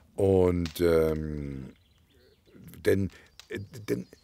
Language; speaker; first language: German; native; German